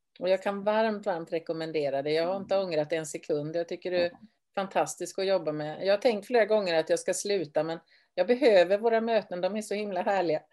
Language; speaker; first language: Swedish; native; Swedish